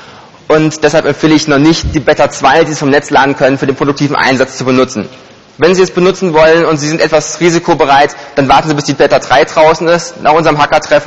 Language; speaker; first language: German; native; German